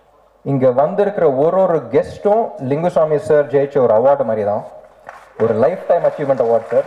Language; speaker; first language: Tamil; non-native, local second language; Telugu